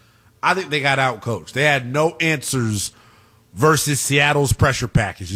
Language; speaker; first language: English; native; English